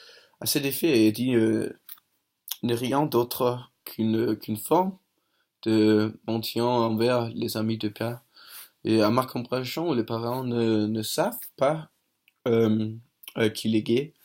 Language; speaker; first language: French; non-native, learner; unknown